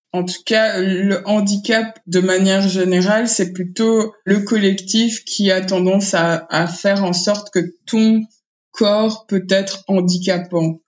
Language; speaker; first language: French; early bilingual, other home language; Kinyarwanda